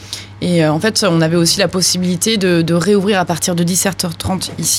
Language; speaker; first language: French; native; French